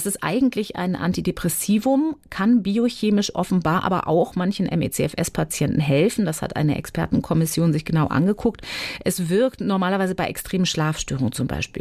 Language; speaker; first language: German; native; German